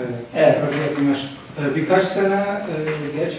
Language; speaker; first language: Turkish; non-native, fluent; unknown